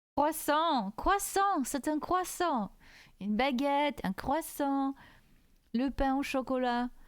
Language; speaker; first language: French; non-native, fluent; English